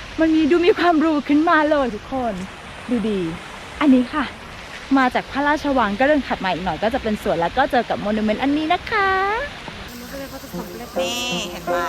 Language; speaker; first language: Thai; native; Thai